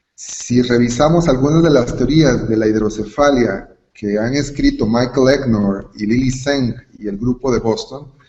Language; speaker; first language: Spanish; native; Spanish